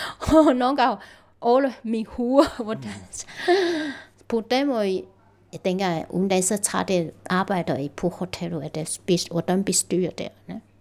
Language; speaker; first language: Danish; non-native, learner; Chinese